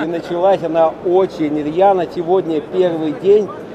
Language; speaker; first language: Russian; native; Russian